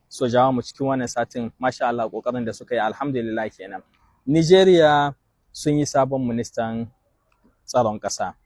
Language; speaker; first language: Hausa; native; Hausa